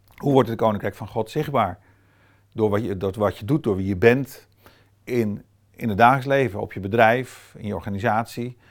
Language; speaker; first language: Dutch; non-native, fluent; Portuguese